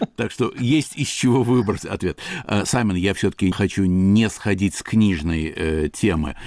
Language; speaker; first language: Russian; native; Russian